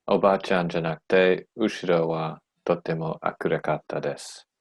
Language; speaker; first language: Japanese; non-native, learner; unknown